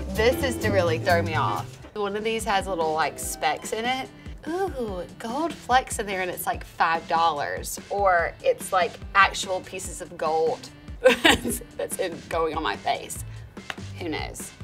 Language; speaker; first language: English; native; English